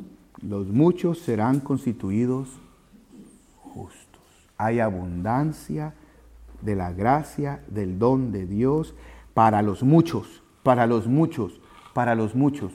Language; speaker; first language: Spanish; native; Spanish